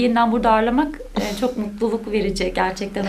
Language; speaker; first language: Turkish; native; Turkish